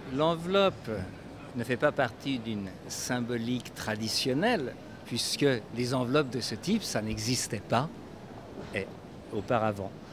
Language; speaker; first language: French; native; French